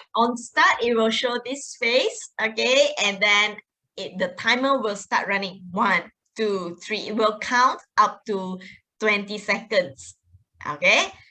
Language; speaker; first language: English; non-native, local second language; Malay